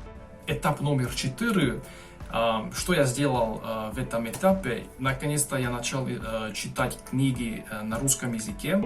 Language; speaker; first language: Russian; non-native, fluent; Hungarian